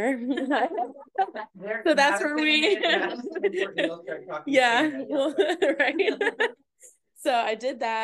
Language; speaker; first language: English; native; English